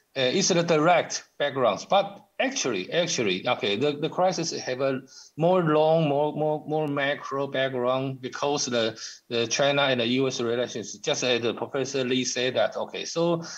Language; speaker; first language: English; non-native, learner; Chinese